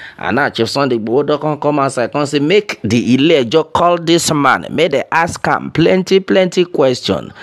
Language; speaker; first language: Nigerian Pidgin; non-native, local second language; Yoruba